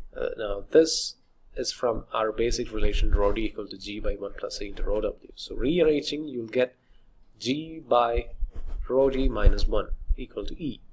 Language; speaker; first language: English; non-native, local second language; Malayalam